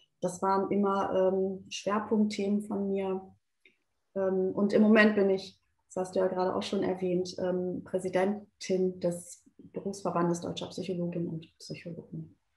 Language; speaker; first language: German; early bilingual, other home language; Turkish